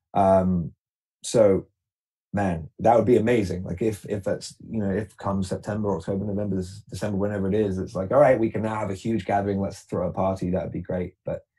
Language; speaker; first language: English; native; English